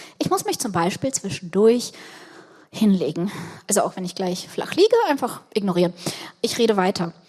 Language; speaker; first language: German; early bilingual, other home language; Russian